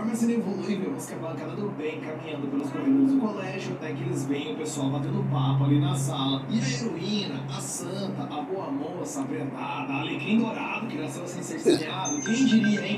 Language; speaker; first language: Portuguese; native; Portuguese